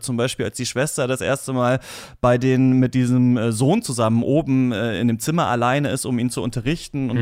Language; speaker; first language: German; native; German